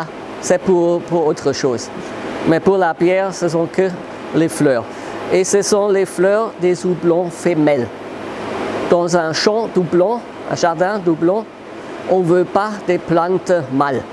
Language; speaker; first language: French; non-native, fluent; German